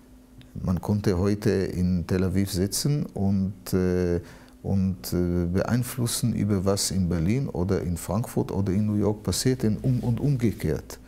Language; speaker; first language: German; non-native, fluent; Hebrew